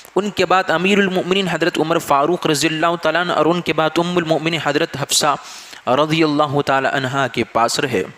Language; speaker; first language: Urdu; native; Urdu